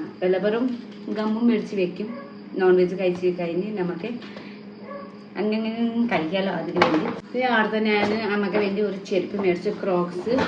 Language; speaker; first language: Malayalam; non-native, learner; Nepali